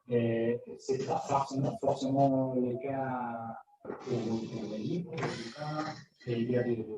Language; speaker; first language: French; non-native, fluent; Spanish